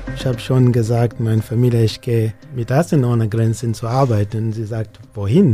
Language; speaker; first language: German; non-native, learner; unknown